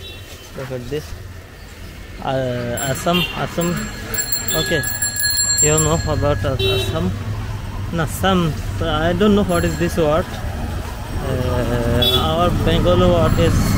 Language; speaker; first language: English; non-native, learner; Bangla